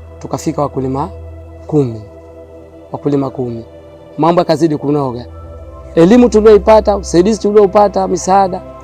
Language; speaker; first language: Swahili; native; Swahili